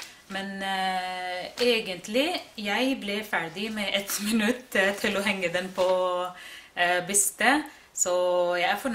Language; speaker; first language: Norwegian; non-native, fluent; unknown